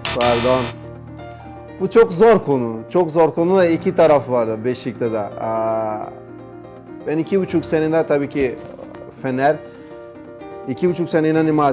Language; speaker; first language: Turkish; non-native, learner; Portuguese